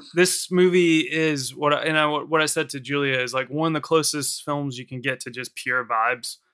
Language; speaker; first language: English; native; English